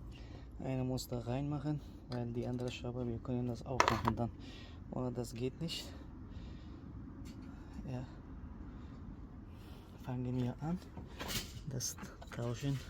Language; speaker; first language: German; non-native, learner; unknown